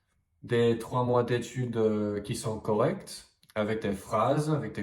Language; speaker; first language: French; non-native, fluent; English